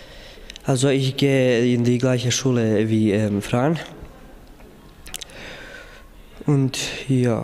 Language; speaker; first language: German; non-native, learner; Croatian